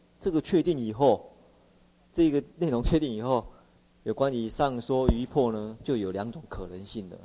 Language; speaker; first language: Chinese; native; Chinese